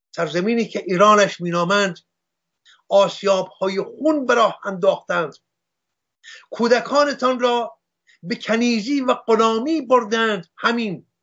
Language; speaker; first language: Persian; non-native, local second language; Armenian